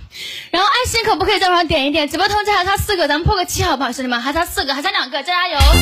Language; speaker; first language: Chinese; native; Chinese